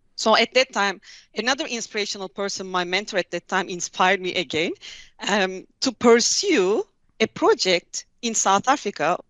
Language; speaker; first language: English; non-native, fluent; Turkish